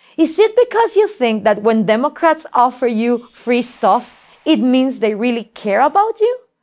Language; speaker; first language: English; non-native, fluent; Spanish